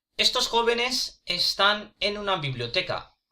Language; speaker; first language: Spanish; non-native, fluent; Urdu